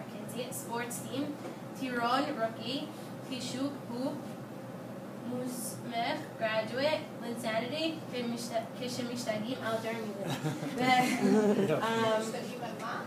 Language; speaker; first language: Hebrew; early bilingual, other home language; English